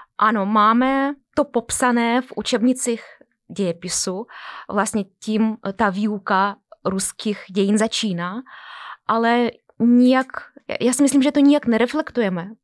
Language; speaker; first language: Czech; non-native, fluent; Russian